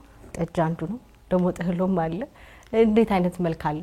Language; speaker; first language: Amharic; native; Amharic